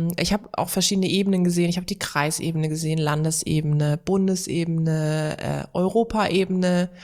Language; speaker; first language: German; early bilingual, other home language; Turkish